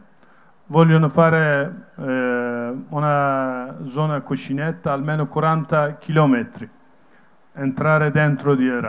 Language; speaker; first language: Italian; non-native, learner; Kurdish